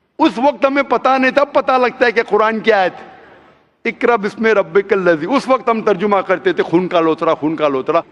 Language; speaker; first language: Hindi; non-native, local second language; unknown